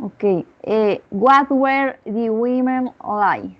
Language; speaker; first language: English; non-native, learner; Spanish